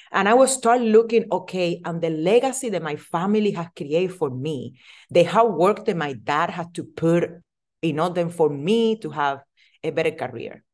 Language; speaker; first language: English; non-native, fluent; Spanish